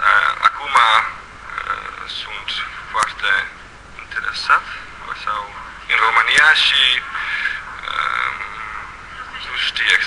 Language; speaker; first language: Romanian; non-native, learner; Dutch